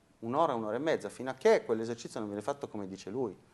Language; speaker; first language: Italian; native; Italian